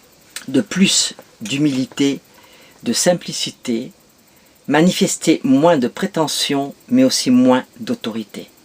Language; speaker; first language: French; native; French